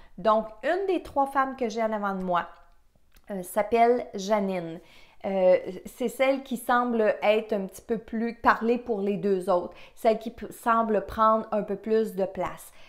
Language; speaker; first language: French; native; French